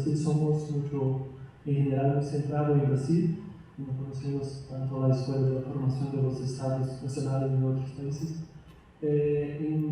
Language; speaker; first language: Spanish; non-native, fluent; Portuguese